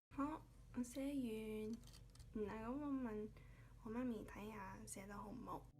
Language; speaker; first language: Cantonese; early bilingual, heritage; Cantonese